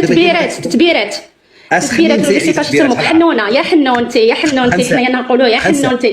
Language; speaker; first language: Arabic; native; Arabic